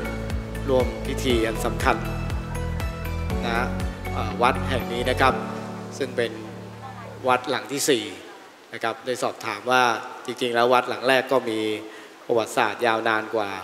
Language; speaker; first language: Thai; native; Thai